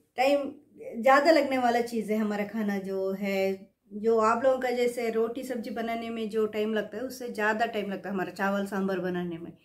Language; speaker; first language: Hindi; non-native, local second language; Kannada